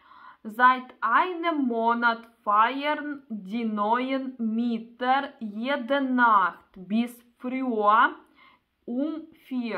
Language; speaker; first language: German; non-native, learner; Russian